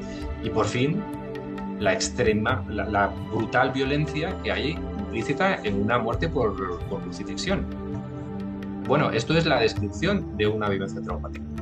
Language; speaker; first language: Spanish; native; Spanish